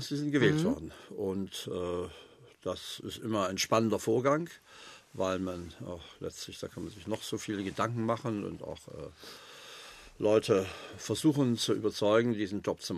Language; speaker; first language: German; native; German